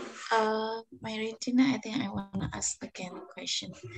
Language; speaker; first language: English; non-native, fluent; Indonesian